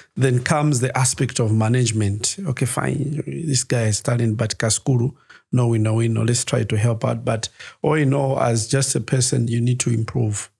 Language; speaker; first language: English; non-native, local second language; Nyanja